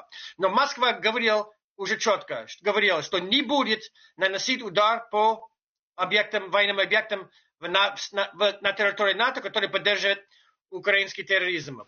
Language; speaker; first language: Russian; non-native, fluent; English